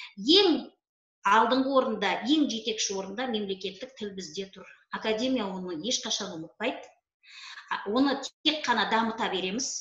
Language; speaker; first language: Kazakh; native; Kazakh